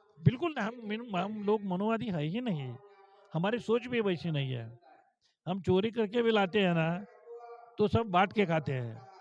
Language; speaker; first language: Hindi; non-native, local second language; Marathi